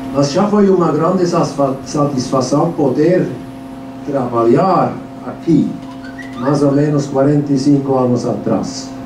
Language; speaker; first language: Portuguese; non-native, fluent; German